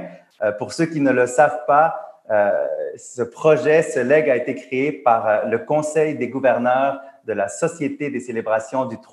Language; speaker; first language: French; native; French